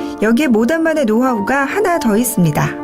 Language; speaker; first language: Korean; native; Korean